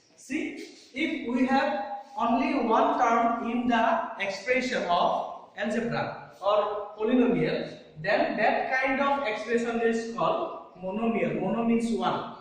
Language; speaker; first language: English; non-native, local second language; Assamese